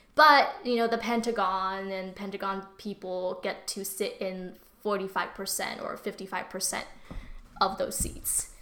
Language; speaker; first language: English; early bilingual, other home language; Burmese